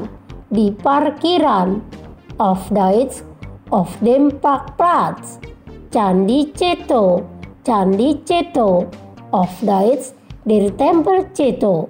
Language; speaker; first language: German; non-native, fluent; Indonesian